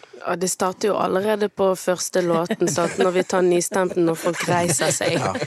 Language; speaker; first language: Norwegian; early bilingual, other home language; Portuguese